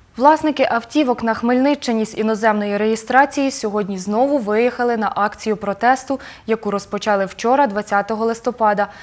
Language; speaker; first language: Ukrainian; native; Ukrainian